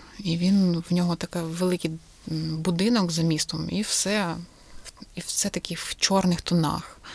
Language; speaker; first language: Ukrainian; non-native, local second language; Russian